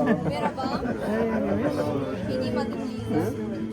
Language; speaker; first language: Turkish; non-native, learner; Russian